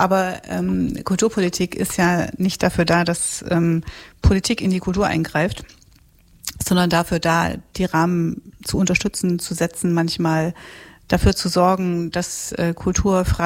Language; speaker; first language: German; native; German